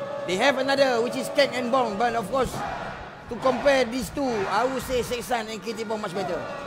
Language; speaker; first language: English; non-native, local second language; Malay